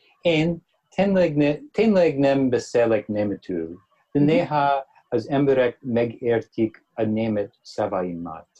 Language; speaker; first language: Hungarian; non-native, learner; English